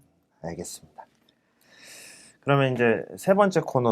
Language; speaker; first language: Korean; native; Korean